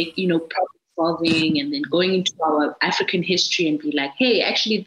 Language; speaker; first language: English; non-native, local second language; Xhosa